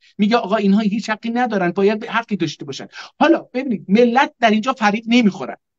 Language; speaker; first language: Persian; non-native, local second language; Azerbaijani